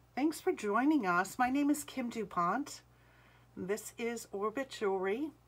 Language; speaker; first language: English; native; English